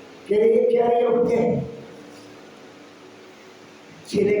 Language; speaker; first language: Spanish; native; Spanish